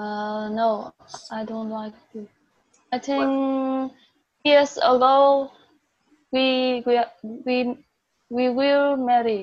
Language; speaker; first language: English; non-native, learner; Vietnamese